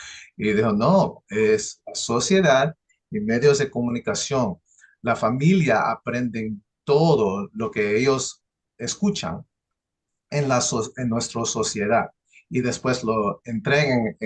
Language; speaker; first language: Spanish; early bilingual, heritage; English